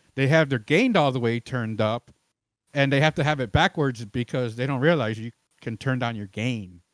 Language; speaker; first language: English; native; English